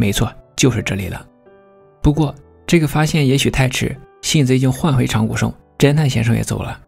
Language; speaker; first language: Chinese; native; Chinese